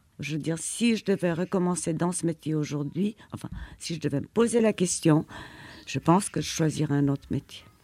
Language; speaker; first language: French; non-native, fluent; Polish